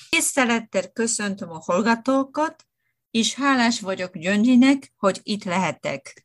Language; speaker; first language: Hungarian; non-native, fluent; Japanese